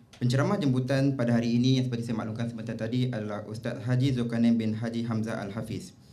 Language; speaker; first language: Malay; native; Malay